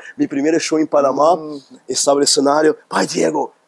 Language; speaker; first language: Spanish; non-native, learner; Portuguese